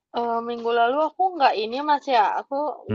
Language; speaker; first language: Indonesian; native; Indonesian